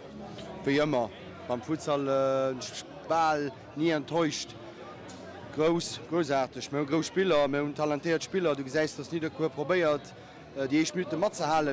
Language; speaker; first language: German; non-native, local second language; Luxembourgish